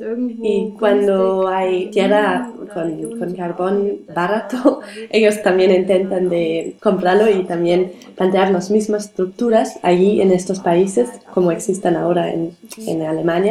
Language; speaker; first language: Spanish; non-native, learner; German